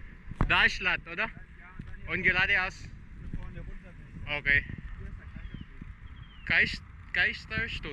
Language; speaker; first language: German; non-native, learner; Filipino